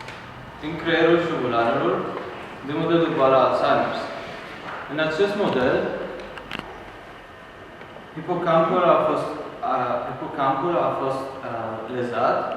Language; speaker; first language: Romanian; non-native, fluent; Arabic